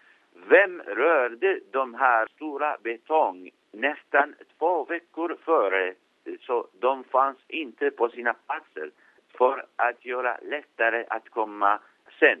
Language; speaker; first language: Swedish; non-native, fluent; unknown